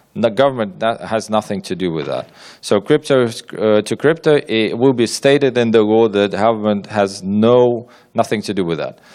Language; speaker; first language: English; non-native, fluent; Ukrainian